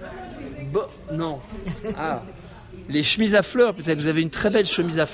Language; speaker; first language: French; native; French